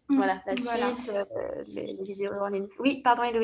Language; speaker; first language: French; native; French